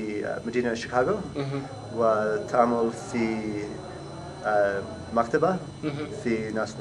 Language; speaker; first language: Arabic; non-native, learner; English